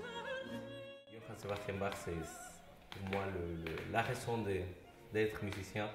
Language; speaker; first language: French; non-native, fluent; Spanish